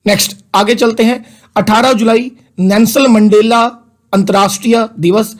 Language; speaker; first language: Hindi; non-native, local second language; Punjabi